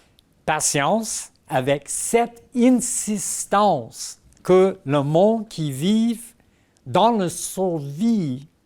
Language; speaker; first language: French; non-native, local second language; English